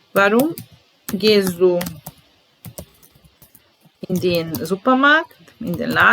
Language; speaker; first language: German; non-native, fluent; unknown